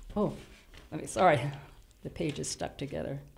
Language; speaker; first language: English; native; English